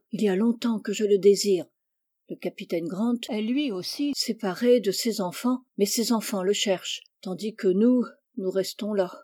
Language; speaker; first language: French; native; French